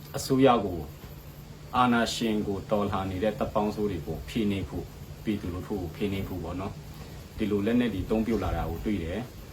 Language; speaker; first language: Burmese; non-native, local second language; Hakha Chin